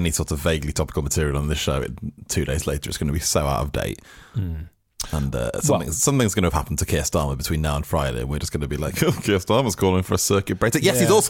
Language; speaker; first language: English; native; English